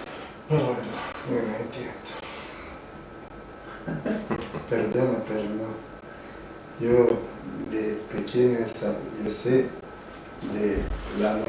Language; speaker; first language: Spanish; non-native, learner; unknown